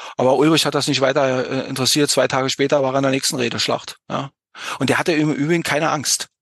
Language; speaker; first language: German; native; German